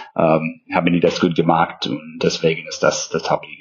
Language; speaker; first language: German; non-native, fluent; English